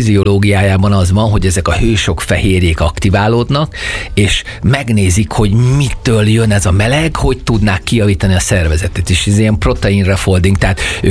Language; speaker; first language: Hungarian; native; Hungarian